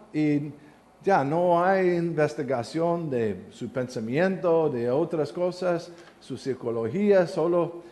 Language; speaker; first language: Spanish; non-native, learner; English